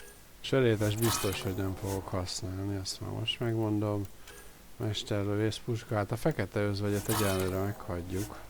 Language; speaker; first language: Hungarian; native; Hungarian